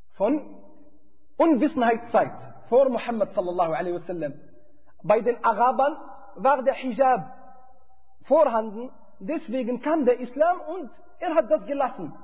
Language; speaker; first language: German; non-native, fluent; Arabic